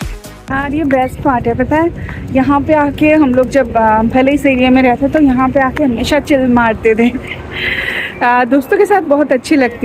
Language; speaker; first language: Hindi; non-native, local second language; Odia